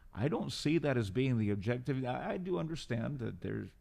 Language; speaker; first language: English; non-native, fluent; Spanish